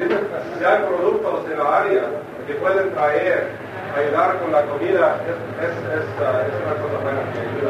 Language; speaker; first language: Spanish; non-native, fluent; English